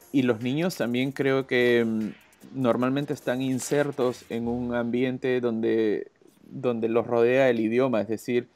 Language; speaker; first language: Spanish; native; Spanish